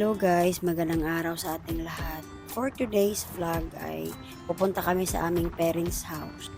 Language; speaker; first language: Filipino; non-native, local second language; Cebuano